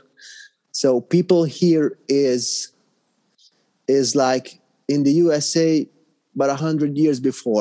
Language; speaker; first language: English; non-native, fluent; Hungarian